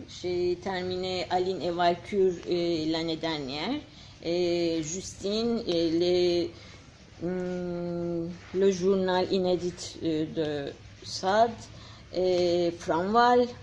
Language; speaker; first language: French; non-native, fluent; Turkish